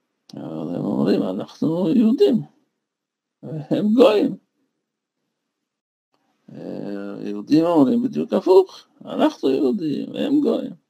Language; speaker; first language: Hebrew; non-native, fluent; Russian